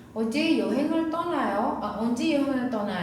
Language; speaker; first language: Korean; non-native, fluent; Indonesian